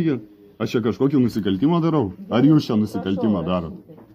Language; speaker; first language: Lithuanian; native; Lithuanian